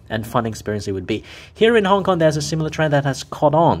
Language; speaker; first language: English; non-native, local second language; Cantonese